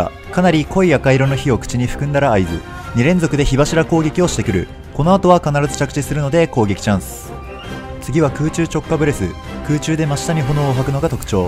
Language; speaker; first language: Japanese; native; Japanese